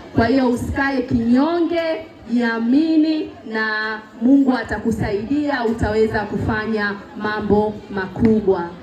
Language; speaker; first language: Swahili; native; Swahili